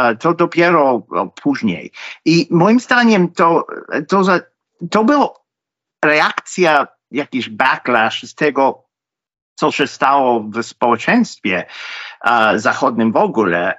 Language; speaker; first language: Polish; non-native, fluent; English